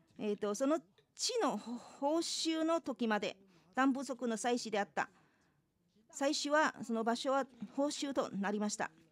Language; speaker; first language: Japanese; non-native, fluent; Chinese